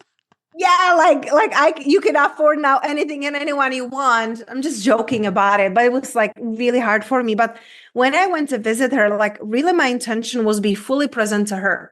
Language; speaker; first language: English; non-native, fluent; Czech